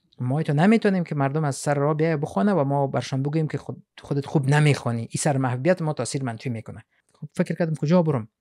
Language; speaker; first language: Persian; native; Persian